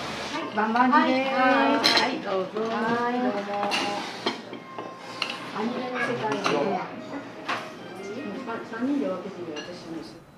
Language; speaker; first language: Japanese; non-native, fluent; Chinese